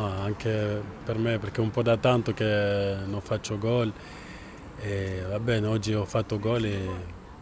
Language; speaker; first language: Italian; non-native, fluent; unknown